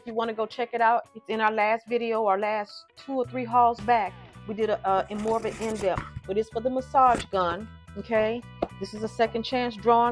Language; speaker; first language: English; native; English